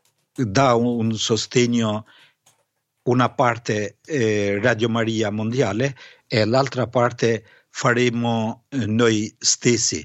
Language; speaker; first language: Italian; non-native, fluent; Albanian